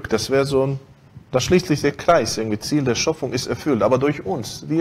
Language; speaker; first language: German; non-native, fluent; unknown